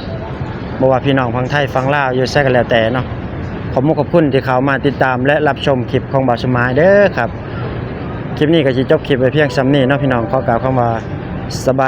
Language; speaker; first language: Thai; non-native, local second language; Lao